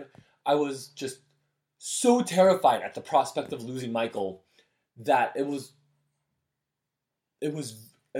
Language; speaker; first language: English; early bilingual, other home language; Korean